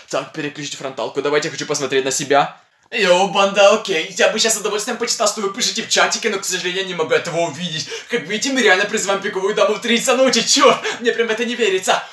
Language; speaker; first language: Russian; non-native, local second language; Ukrainian